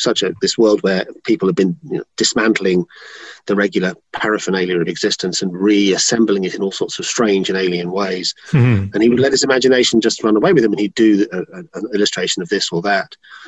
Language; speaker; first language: English; native; English